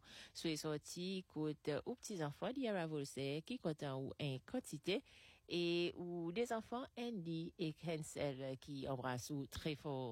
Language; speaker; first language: French; non-native, local second language; Seselwa Creole French